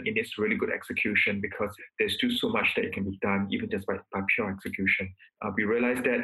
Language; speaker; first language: English; non-native, local second language; Chinese